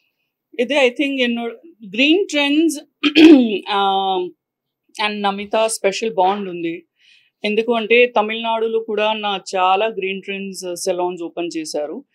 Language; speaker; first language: Telugu; non-native, learner; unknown